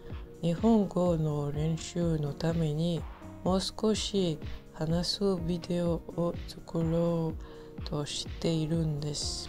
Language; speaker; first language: Japanese; non-native, learner; French